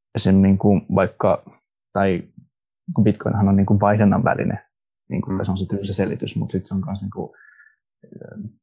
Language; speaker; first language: Finnish; early bilingual, other home language; Russian